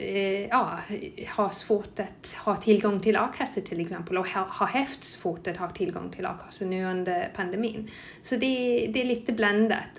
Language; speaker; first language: Swedish; non-native, fluent; English